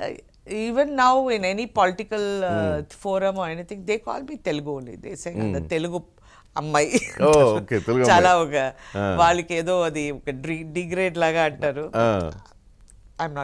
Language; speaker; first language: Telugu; non-native, local second language; Tamil